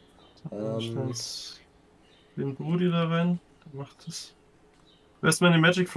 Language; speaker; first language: German; native; German